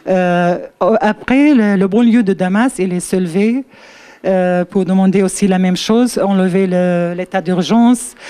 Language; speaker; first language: French; non-native, learner; Arabic